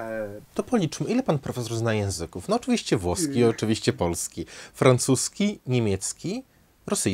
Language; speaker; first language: Polish; native; Polish